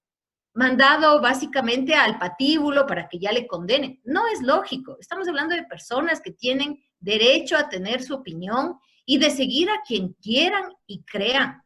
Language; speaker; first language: Spanish; native; Spanish